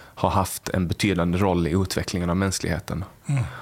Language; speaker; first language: Swedish; native; Swedish